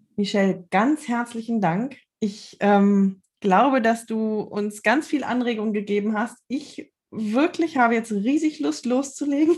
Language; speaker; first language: German; native; German